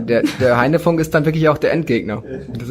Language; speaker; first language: German; native; German